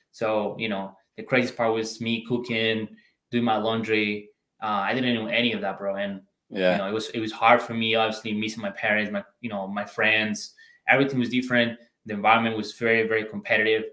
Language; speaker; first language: English; non-native, fluent; Spanish